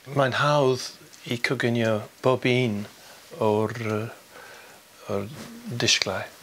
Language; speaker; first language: Welsh; non-native, local second language; English